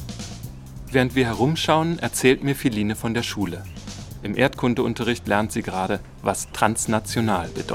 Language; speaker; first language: German; native; German